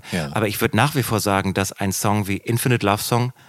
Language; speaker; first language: German; native; German